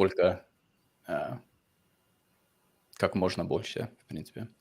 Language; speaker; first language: Russian; non-native, fluent; English